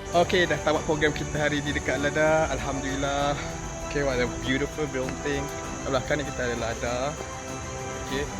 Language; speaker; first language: Malay; native; Malay